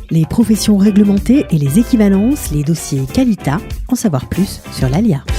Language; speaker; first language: French; native; French